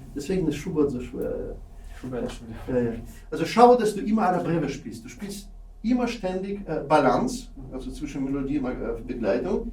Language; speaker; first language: German; non-native, fluent; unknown